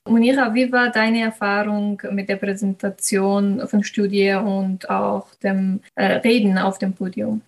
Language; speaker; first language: German; non-native, fluent; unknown